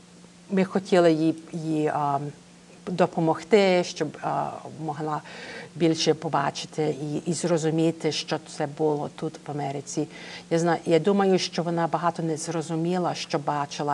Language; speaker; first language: Ukrainian; early bilingual, heritage; Ukrainian